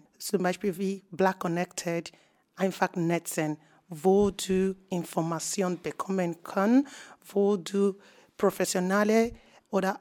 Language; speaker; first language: German; non-native, learner; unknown